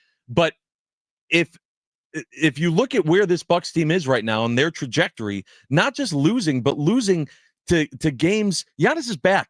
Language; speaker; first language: English; native; English